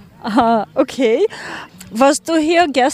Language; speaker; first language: German; non-native, learner; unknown